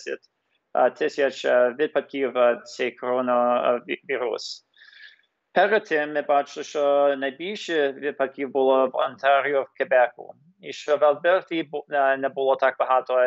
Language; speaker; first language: Ukrainian; early bilingual, heritage; English